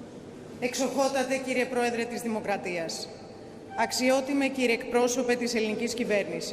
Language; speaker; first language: Greek; native; Greek